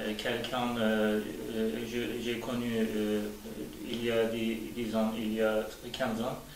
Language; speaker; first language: French; non-native, learner; Turkish